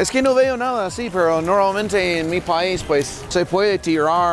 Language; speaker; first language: Spanish; non-native, fluent; English